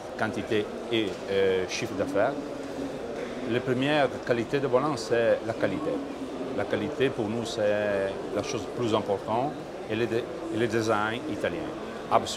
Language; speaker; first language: French; non-native, learner; Italian